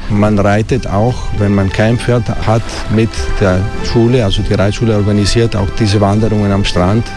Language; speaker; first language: German; non-native, fluent; Italian